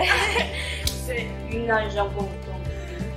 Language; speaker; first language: French; non-native, learner; Chinese